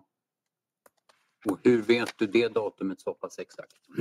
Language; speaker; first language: Swedish; native; Swedish